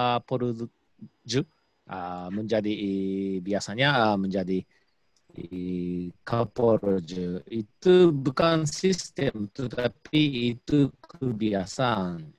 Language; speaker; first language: Indonesian; non-native, learner; Japanese